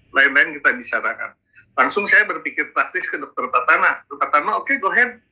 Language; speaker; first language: Indonesian; native; Indonesian